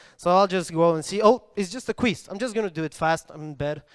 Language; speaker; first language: English; non-native, fluent; Spanish